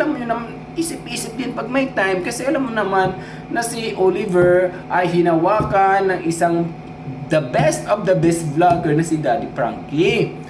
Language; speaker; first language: Filipino; non-native, local second language; Cebuano